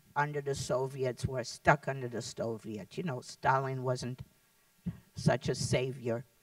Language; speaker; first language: English; early bilingual, other home language; Lithuanian